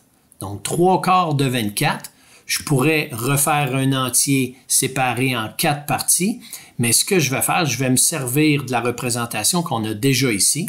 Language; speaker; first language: French; native; French